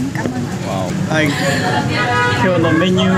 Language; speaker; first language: Vietnamese; non-native, learner; Japanese